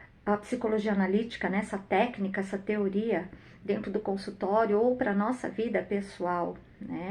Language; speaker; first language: Portuguese; native; Portuguese